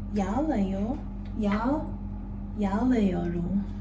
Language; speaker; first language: Turkish; non-native, fluent; Chinese